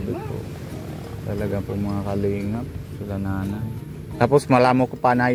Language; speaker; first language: Filipino; non-native, local second language; Bikol